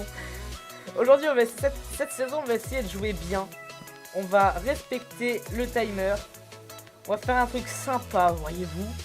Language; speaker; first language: French; native; French